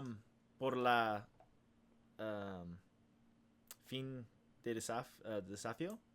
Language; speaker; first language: Spanish; non-native, learner; English